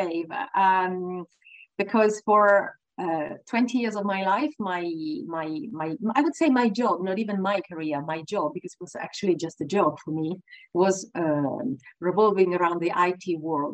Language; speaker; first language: English; non-native, fluent; Italian